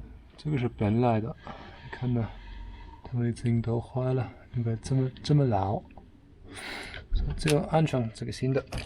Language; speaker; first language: Chinese; non-native, learner; German